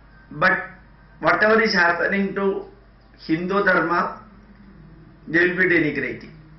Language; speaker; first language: English; non-native, local second language; Malayalam